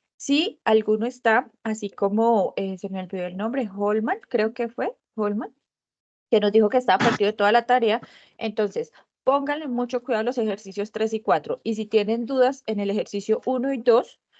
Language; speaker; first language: Spanish; native; Spanish